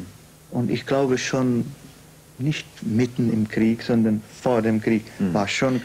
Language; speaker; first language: German; non-native, fluent; Czech